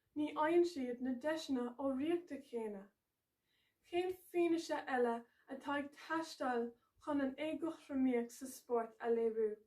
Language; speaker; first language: Irish; non-native, local second language; English